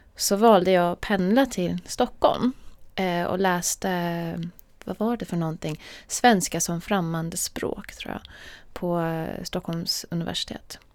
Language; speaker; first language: Swedish; non-native, fluent; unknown